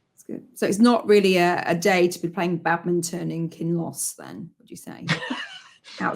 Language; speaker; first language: English; native; English